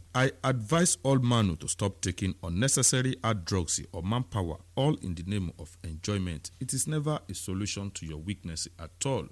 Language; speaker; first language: Nigerian Pidgin; non-native, local second language; Yoruba